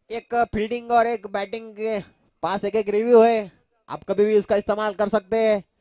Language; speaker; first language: Hindi; non-native, local second language; Marathi